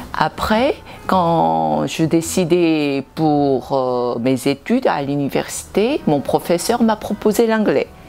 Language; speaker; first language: French; non-native, fluent; Korean